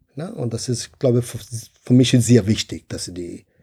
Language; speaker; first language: German; non-native, fluent; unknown